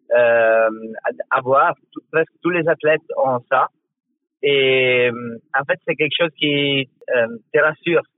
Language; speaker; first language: French; non-native, fluent; Italian